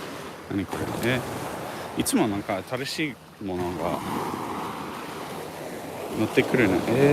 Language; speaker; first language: Japanese; non-native, fluent; English